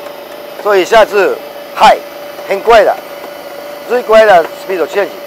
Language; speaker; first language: Chinese; non-native, learner; Japanese